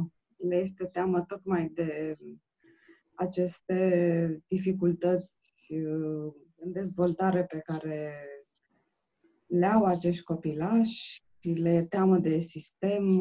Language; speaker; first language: Romanian; native; Romanian